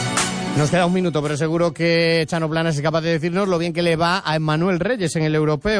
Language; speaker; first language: Spanish; native; Spanish